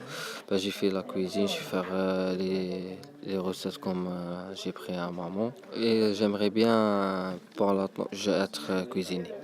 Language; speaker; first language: French; non-native, learner; Arabic